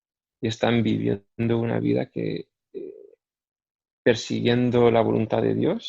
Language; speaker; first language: Spanish; non-native, fluent; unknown